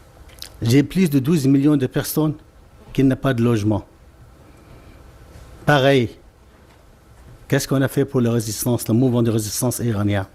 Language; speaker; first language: French; non-native, fluent; Arabic